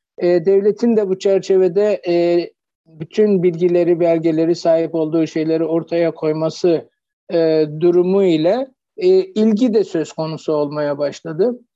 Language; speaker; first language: Turkish; native; Turkish